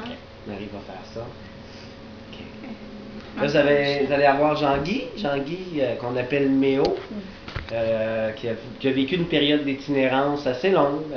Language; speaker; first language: French; native; French